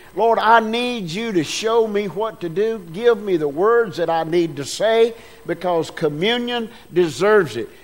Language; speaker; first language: English; native; English